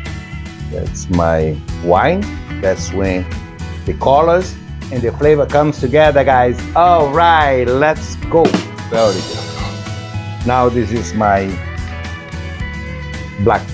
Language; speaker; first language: English; non-native, fluent; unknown